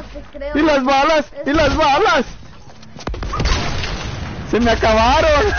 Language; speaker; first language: Spanish; native; Spanish